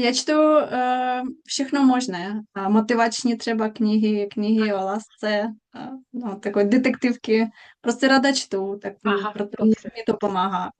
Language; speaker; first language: Czech; non-native, fluent; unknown